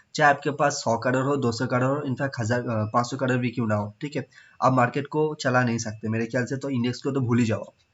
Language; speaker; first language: Hindi; non-native, local second language; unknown